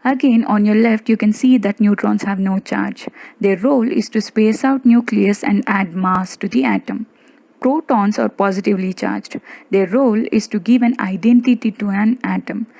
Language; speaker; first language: English; non-native, local second language; Kannada